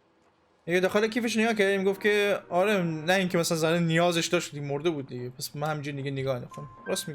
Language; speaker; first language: Persian; native; Persian